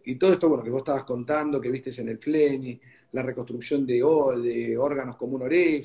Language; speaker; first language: Spanish; native; Spanish